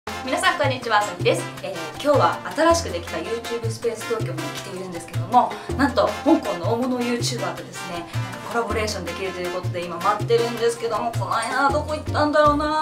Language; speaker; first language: Japanese; native; Japanese